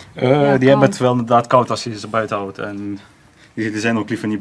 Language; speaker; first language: Dutch; early bilingual, other home language; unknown